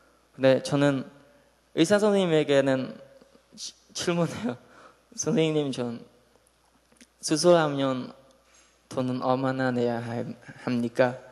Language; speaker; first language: Korean; non-native, learner; Khmer